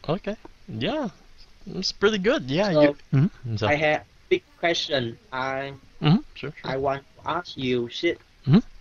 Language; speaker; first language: English; non-native, learner; Vietnamese